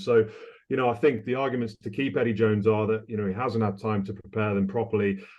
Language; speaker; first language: English; native; English